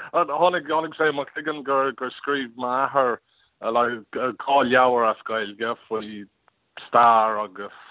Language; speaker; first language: Irish; non-native, learner; English